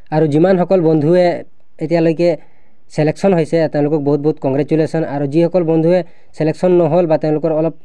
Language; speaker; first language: Assamese; non-native, local second language; Sadri